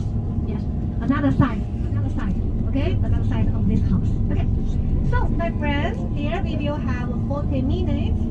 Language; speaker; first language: English; non-native, learner; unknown